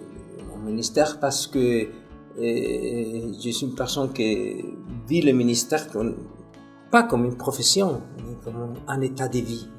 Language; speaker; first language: French; non-native, fluent; Spanish